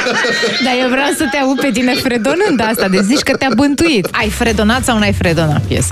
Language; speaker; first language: Romanian; native; Romanian